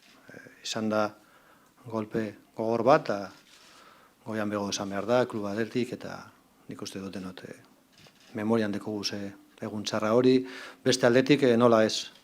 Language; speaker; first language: Basque; non-native, local second language; Spanish